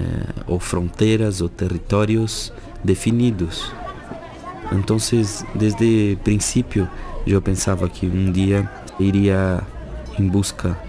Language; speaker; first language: Spanish; non-native, fluent; Portuguese